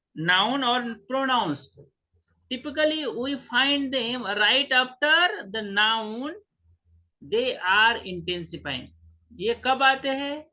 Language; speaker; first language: Hindi; non-native, local second language; Marathi